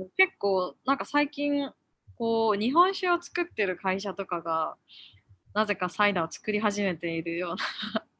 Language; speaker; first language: Japanese; native; Japanese